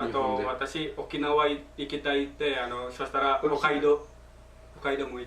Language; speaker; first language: Japanese; non-native, learner; Indonesian